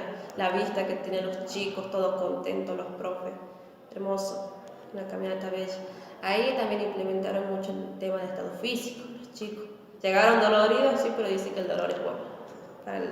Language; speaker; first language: Spanish; native; Spanish